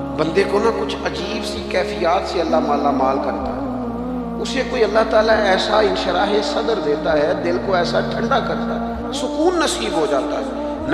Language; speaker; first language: Urdu; non-native, local second language; Punjabi